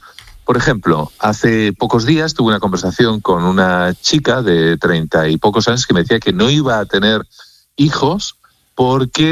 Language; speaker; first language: Spanish; native; Spanish